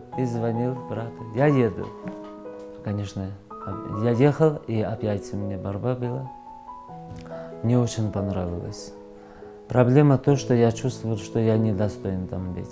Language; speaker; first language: Russian; non-native, fluent; Georgian